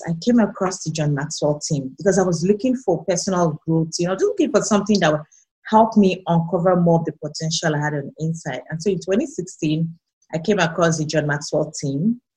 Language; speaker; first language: English; non-native, local second language; Yoruba